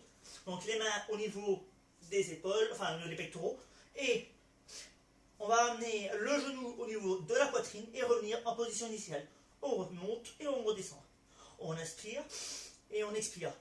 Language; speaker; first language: French; native; French